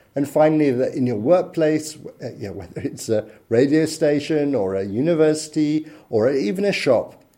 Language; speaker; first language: English; native; English